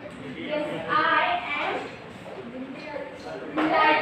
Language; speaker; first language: English; non-native, learner; Hindi